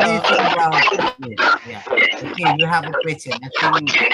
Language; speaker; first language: English; non-native, fluent; Indonesian